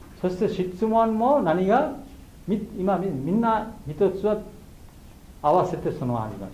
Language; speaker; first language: Japanese; non-native, learner; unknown